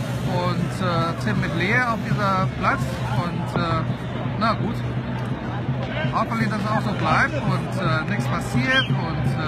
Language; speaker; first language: German; non-native, fluent; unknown